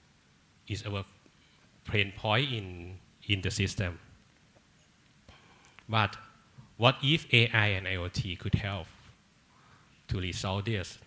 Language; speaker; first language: English; non-native, learner; Thai